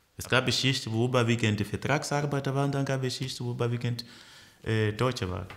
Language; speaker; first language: German; early bilingual, other home language; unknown